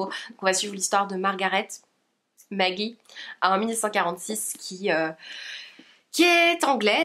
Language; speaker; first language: French; native; French